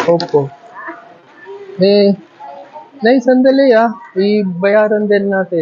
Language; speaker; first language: Filipino; non-native, learner; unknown